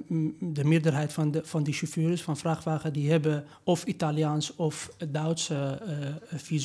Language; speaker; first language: Dutch; non-native, fluent; Persian